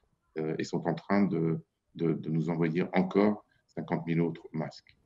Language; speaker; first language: French; native; French